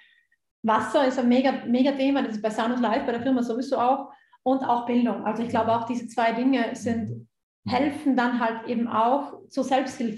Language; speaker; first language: German; native; German